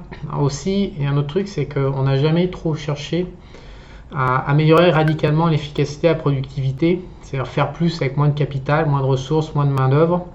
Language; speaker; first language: French; native; French